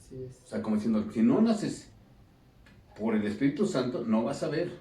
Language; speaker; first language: Spanish; native; Spanish